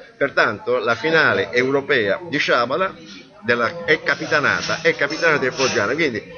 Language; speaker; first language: Italian; native; Italian